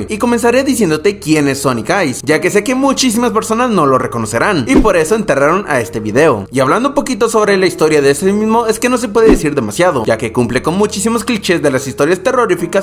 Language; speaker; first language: Spanish; native; Spanish